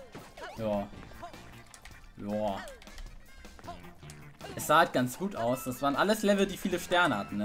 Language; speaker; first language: German; native; German